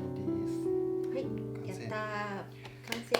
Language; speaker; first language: Japanese; native; Japanese